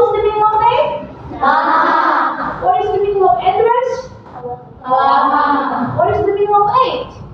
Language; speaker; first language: English; non-native, fluent; Indonesian